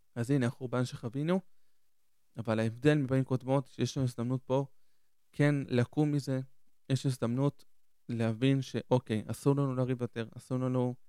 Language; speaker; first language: Hebrew; early bilingual, other home language; Spanish